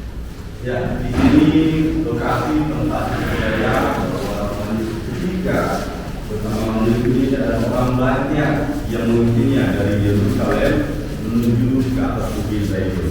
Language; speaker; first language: Indonesian; non-native, fluent; Arabic